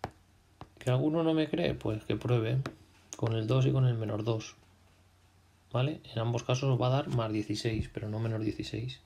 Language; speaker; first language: Spanish; native; Spanish